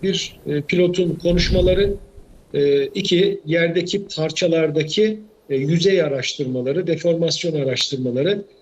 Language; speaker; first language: Turkish; native; Turkish